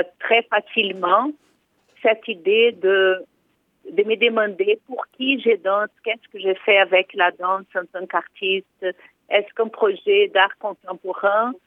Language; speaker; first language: French; non-native, fluent; Portuguese